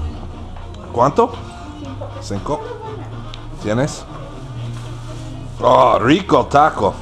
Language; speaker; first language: Spanish; non-native, learner; English